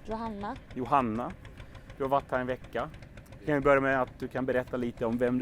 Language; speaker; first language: Swedish; native; Swedish